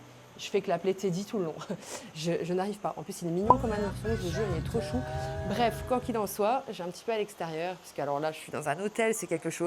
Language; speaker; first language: French; native; French